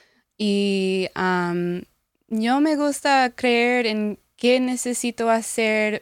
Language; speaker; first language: Spanish; non-native, learner; English